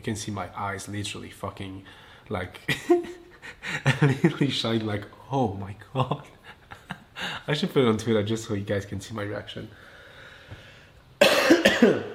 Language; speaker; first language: English; non-native, fluent; French